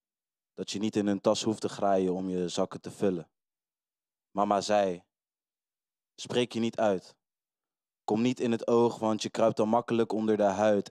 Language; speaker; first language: Dutch; native; Dutch